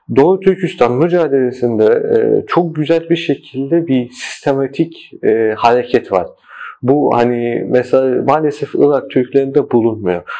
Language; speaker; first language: Turkish; early bilingual, heritage; Turkish